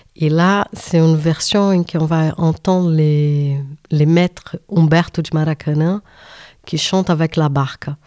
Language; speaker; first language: French; non-native, fluent; Portuguese